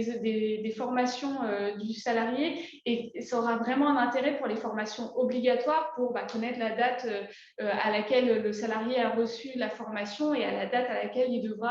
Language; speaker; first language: French; native; French